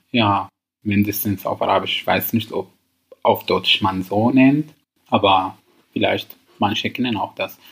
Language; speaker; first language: German; non-native, learner; Arabic